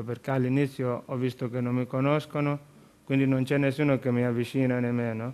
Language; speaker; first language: Italian; non-native, learner; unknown